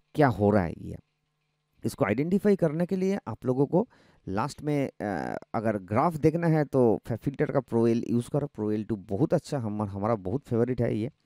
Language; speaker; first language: Hindi; non-native, local second language; Bangla